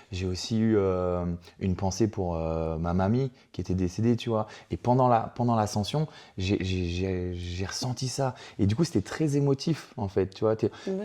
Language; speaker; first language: French; native; French